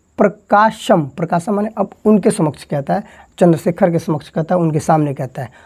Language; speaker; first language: Hindi; native; Hindi